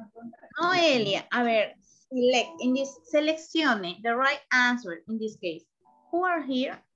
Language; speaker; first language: English; non-native, learner; Spanish